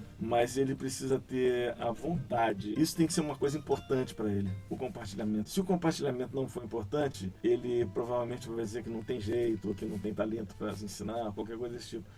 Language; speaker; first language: Portuguese; native; Portuguese